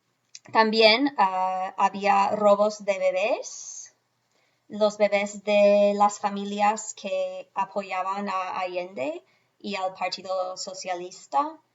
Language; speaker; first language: Spanish; non-native, fluent; English